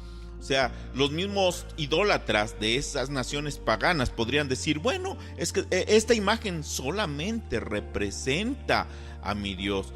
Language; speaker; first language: Spanish; native; Spanish